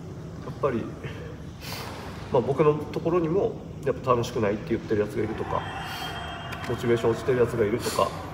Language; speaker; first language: Japanese; native; Japanese